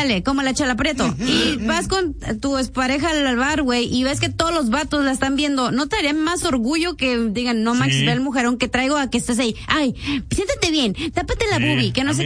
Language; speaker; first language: Spanish; native; Spanish